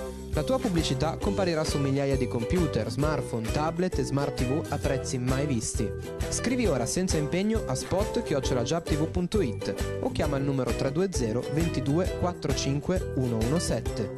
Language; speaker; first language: Italian; native; Italian